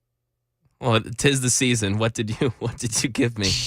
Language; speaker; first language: English; native; English